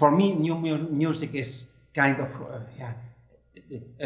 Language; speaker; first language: English; non-native, fluent; Dutch